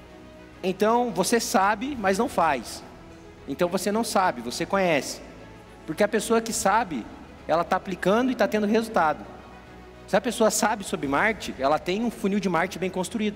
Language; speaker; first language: Portuguese; native; Portuguese